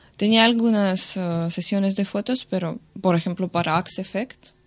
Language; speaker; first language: Spanish; non-native, fluent; Russian